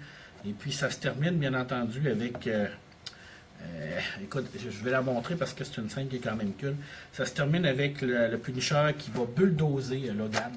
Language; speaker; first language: French; native; French